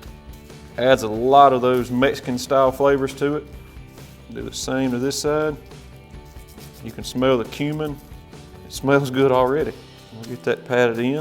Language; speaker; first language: English; native; English